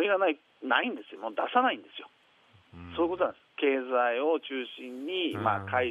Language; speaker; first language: Japanese; native; Japanese